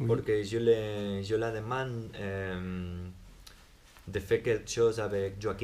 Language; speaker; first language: French; non-native, learner; Spanish